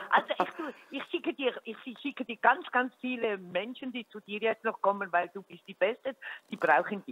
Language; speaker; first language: German; native; German